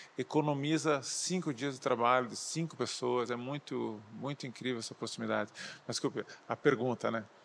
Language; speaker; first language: Portuguese; native; Portuguese